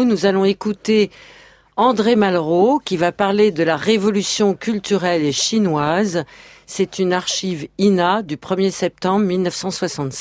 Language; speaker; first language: French; native; French